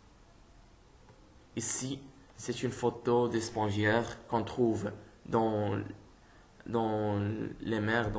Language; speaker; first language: French; non-native, local second language; Arabic